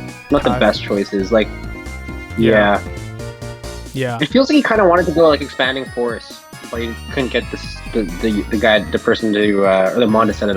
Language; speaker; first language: English; native; English